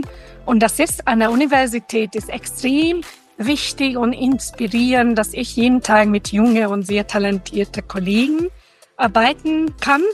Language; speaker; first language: German; non-native, fluent; Hungarian